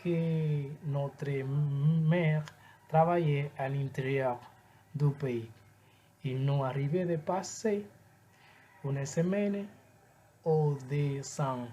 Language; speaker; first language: French; non-native, learner; Spanish